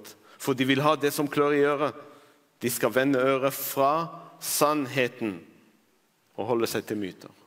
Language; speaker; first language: Norwegian; non-native, fluent; Arabic